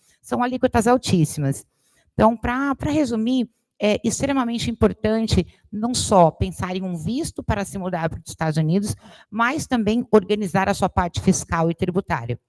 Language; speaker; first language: Portuguese; native; Portuguese